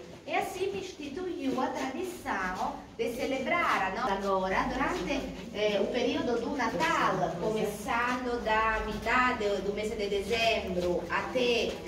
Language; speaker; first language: Portuguese; non-native, fluent; Italian